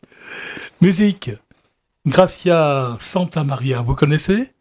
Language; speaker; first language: French; native; French